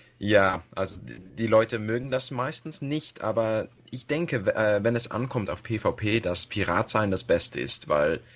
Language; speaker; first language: German; early bilingual, heritage; Dutch